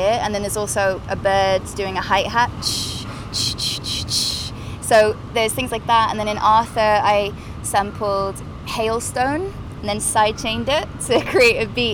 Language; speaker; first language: English; native; English